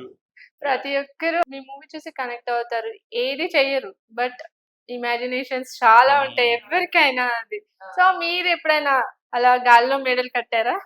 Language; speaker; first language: Telugu; native; Telugu